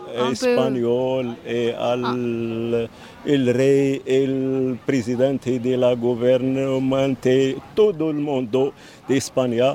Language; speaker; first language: Spanish; non-native, learner; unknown